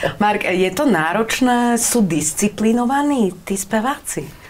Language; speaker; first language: Slovak; native; Slovak